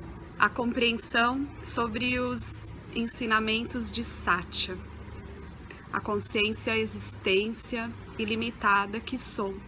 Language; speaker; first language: Portuguese; native; Portuguese